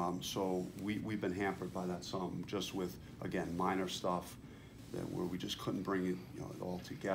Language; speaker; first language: English; native; English